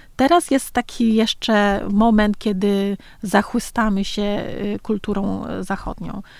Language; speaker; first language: Polish; early bilingual, other home language; Vietnamese